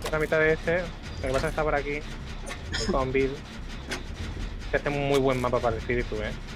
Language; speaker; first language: Spanish; native; Spanish